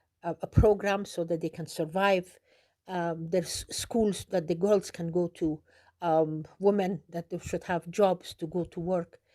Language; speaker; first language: English; non-native, fluent; Persian